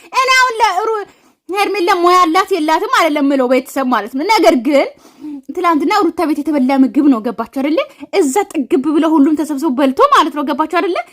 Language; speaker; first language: Amharic; native; Amharic